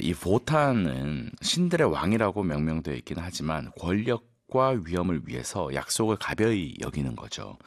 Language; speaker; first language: Korean; native; Korean